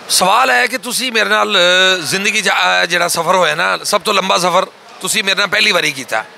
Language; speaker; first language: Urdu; non-native, local second language; Punjabi